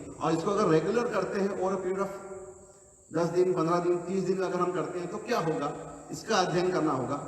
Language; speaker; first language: Hindi; non-native, local second language; Marathi